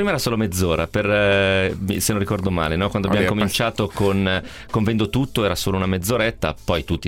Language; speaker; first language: Italian; native; Italian